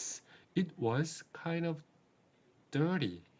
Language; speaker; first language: English; non-native, learner; Korean